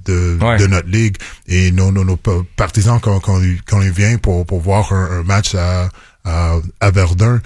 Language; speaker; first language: French; non-native, local second language; English